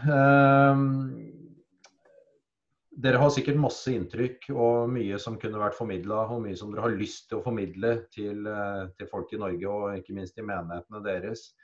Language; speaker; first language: Norwegian; native; Norwegian